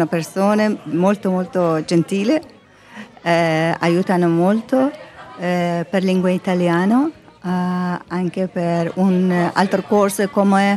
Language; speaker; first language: Italian; non-native, learner; Persian